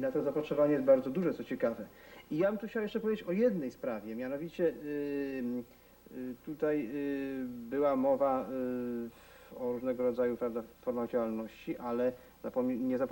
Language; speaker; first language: Polish; non-native, local second language; Rusyn